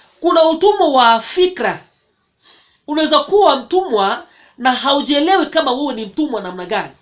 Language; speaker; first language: Swahili; native; Swahili